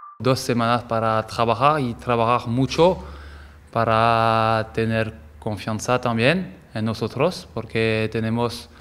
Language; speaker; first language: Spanish; non-native, learner; French